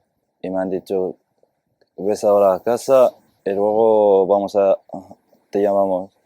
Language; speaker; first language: Spanish; non-native, fluent; Arabic